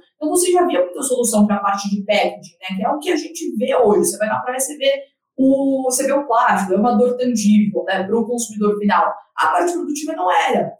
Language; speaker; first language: Portuguese; native; Portuguese